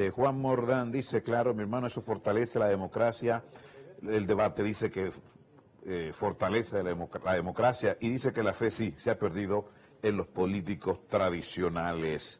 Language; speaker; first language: Spanish; native; Spanish